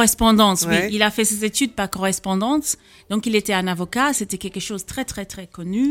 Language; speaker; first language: French; non-native, fluent; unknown